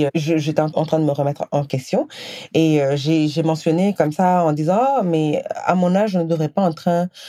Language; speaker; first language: French; non-native, local second language; Wolof